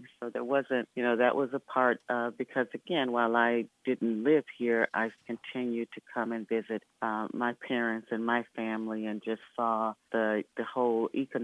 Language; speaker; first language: English; native; English